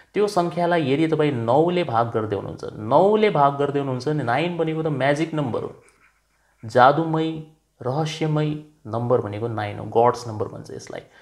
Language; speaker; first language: Nepali; native; Nepali